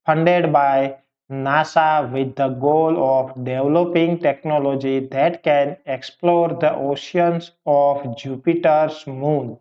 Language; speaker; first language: English; non-native, local second language; Gujarati